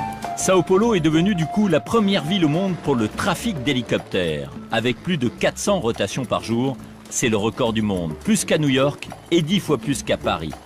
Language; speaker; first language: French; native; French